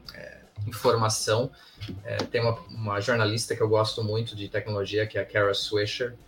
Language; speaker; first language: Portuguese; early bilingual, heritage; English